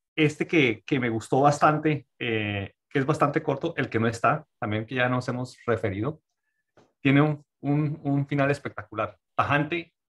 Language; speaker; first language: Spanish; native; Spanish